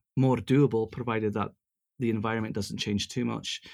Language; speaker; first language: English; native; English